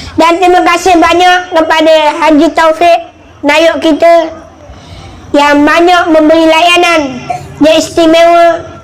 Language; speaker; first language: Malay; native; Malay